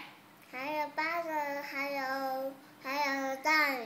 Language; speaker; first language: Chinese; early bilingual, heritage; Chinese